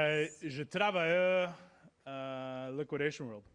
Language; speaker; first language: French; non-native, learner; English